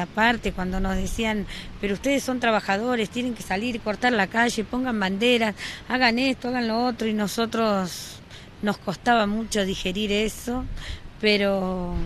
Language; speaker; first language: Spanish; native; Spanish